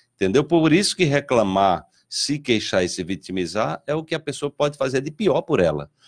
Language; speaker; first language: Portuguese; native; Portuguese